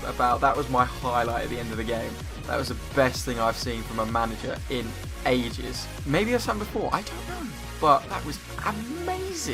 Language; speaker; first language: English; native; English